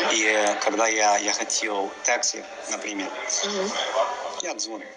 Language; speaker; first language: Russian; non-native, learner; English